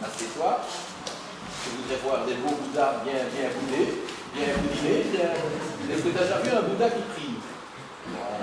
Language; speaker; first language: French; native; French